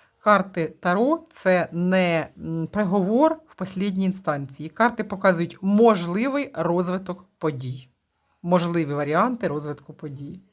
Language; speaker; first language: Ukrainian; non-native, local second language; Russian